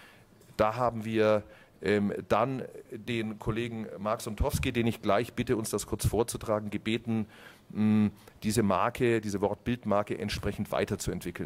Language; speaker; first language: German; native; German